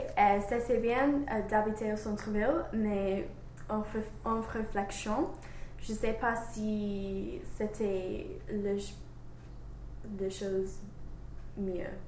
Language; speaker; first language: French; non-native, learner; English